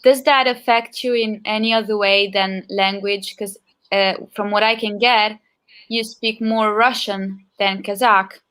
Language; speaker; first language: English; non-native, fluent; Italian